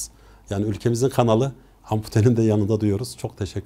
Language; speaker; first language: Turkish; native; Turkish